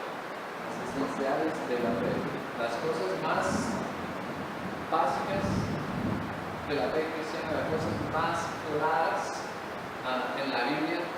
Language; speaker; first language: Spanish; non-native, fluent; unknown